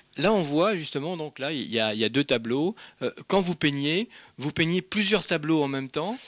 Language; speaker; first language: French; native; French